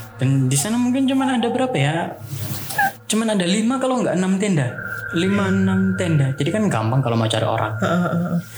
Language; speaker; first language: Indonesian; native; Indonesian